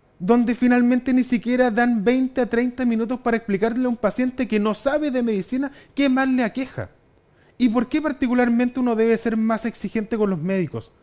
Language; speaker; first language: Spanish; native; Spanish